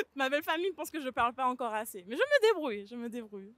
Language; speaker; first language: French; native; French